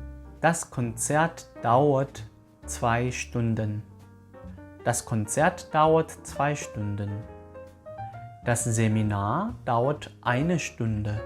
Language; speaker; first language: German; non-native, fluent; Korean